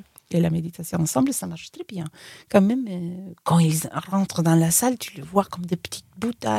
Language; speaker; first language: French; non-native, fluent; Italian